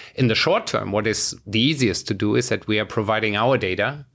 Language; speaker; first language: English; non-native, fluent; German